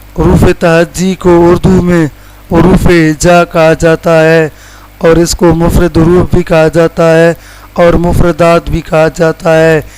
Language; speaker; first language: Urdu; non-native, local second language; Sindhi